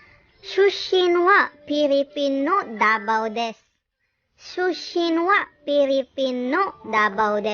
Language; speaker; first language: Japanese; non-native, learner; Filipino